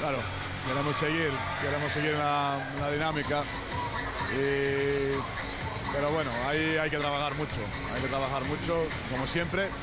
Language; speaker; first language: Spanish; non-native, fluent; Greek